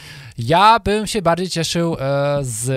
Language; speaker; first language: Polish; native; Polish